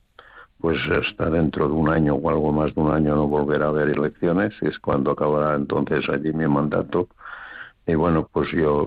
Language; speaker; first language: Spanish; native; Spanish